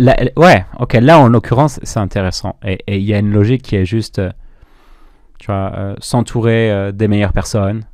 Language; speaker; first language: French; native; French